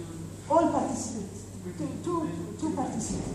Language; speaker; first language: French; non-native, fluent; Arabic